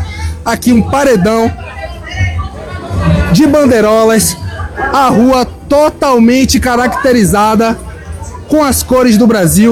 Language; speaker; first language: Portuguese; native; Portuguese